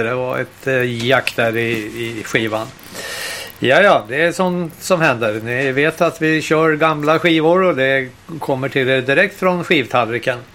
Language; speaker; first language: Swedish; native; Swedish